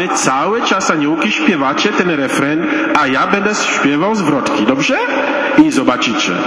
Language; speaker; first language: Polish; non-native, fluent; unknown